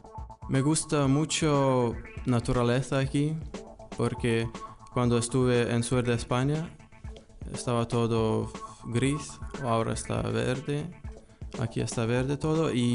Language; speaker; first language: Spanish; non-native, learner; Lithuanian